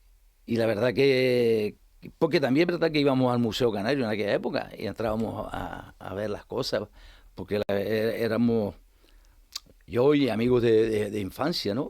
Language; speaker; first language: Spanish; native; Spanish